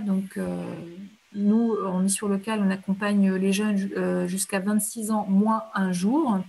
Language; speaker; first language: French; native; French